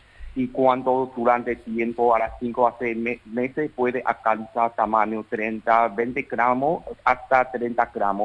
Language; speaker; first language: Spanish; non-native, learner; Chinese